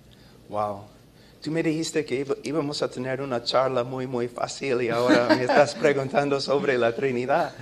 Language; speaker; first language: Spanish; non-native, fluent; English